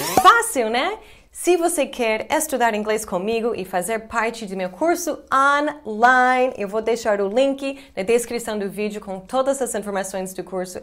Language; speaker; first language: Portuguese; non-native, fluent; English